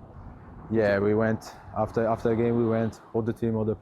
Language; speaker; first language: English; non-native, learner; Italian